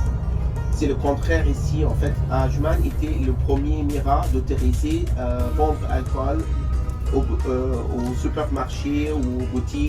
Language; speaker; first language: French; non-native, fluent; Arabic